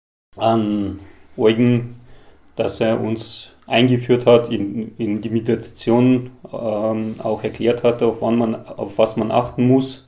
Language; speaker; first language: German; non-native, fluent; Russian